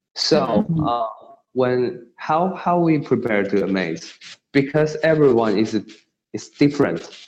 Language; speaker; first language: English; non-native, learner; Chinese